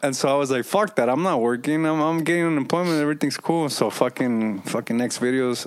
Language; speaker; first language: English; early bilingual, other home language; Spanish